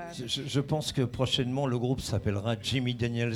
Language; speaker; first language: French; native; French